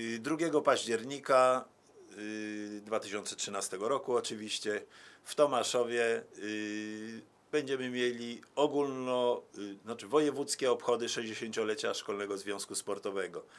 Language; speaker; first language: Polish; native; Polish